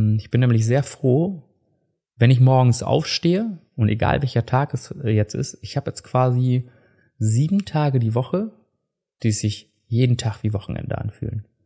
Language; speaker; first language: German; early bilingual, other home language; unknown